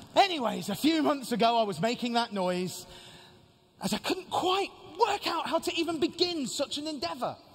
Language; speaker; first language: English; native; English